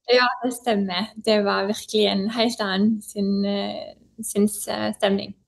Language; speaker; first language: Norwegian; native; Norwegian